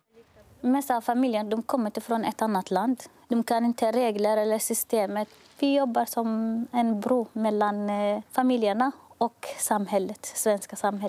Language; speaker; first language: Swedish; non-native, fluent; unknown